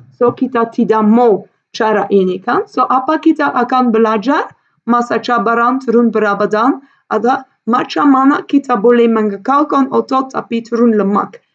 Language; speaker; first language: Malay; non-native, fluent; Dutch